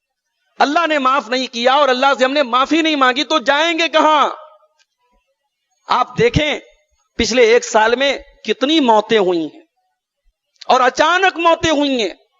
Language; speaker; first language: Urdu; native; Urdu